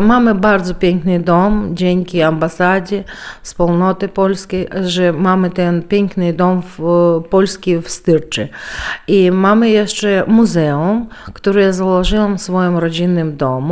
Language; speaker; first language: Polish; early bilingual, heritage; Polish